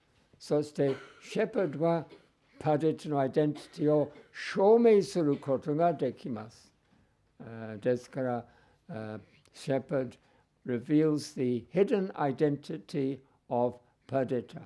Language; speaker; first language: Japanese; non-native, fluent; English